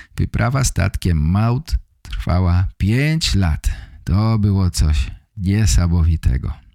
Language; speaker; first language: Polish; native; Polish